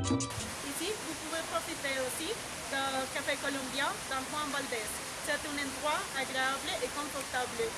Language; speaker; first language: French; non-native, learner; Spanish